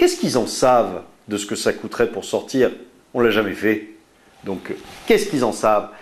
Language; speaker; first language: French; native; French